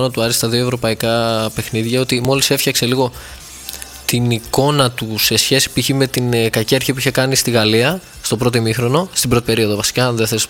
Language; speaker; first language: Greek; native; Greek